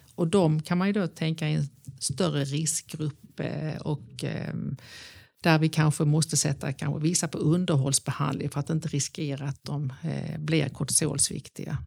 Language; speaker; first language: Swedish; native; Swedish